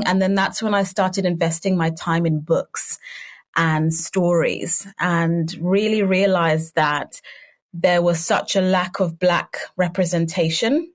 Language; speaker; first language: English; native; English